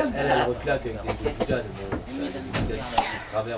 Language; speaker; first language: French; native; French